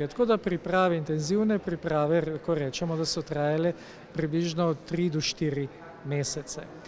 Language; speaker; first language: Slovenian; native; Slovenian